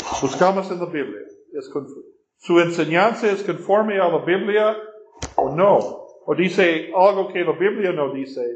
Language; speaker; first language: Spanish; non-native, fluent; English